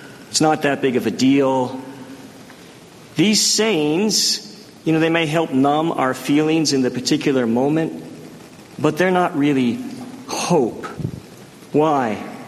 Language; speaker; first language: English; native; English